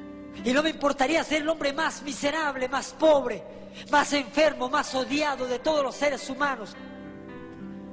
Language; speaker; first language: Spanish; native; Spanish